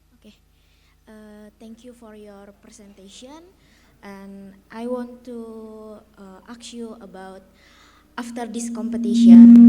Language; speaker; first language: English; non-native, learner; Indonesian